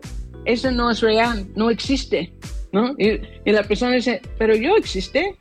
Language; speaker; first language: Spanish; non-native, fluent; English